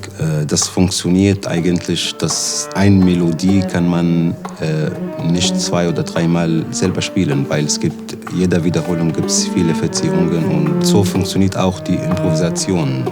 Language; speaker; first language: German; non-native, learner; Arabic